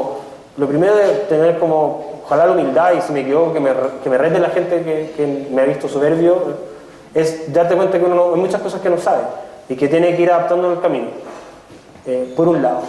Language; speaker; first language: Spanish; native; Spanish